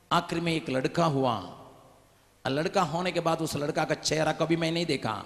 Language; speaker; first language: Hindi; non-native, local second language; Tamil